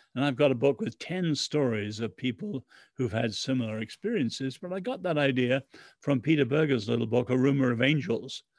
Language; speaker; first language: English; early bilingual, other home language; Chinese